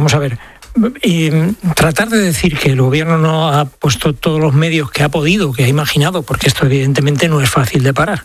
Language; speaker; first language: Spanish; native; Spanish